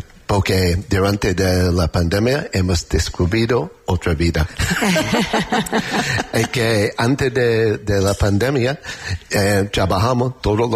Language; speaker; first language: Spanish; non-native, learner; English